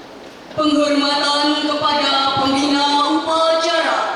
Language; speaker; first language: Indonesian; native; Indonesian